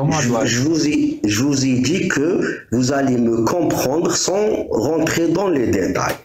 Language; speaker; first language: French; non-native, local second language; Arabic